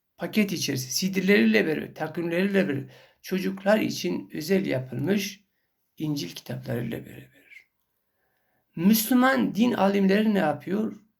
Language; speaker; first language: Turkish; non-native, local second language; Kurdish